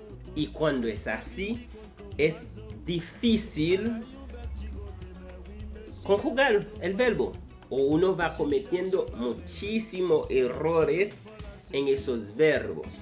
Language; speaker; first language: Spanish; non-native, fluent; Haitian Creole